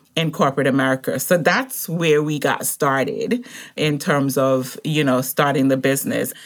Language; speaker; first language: English; native; English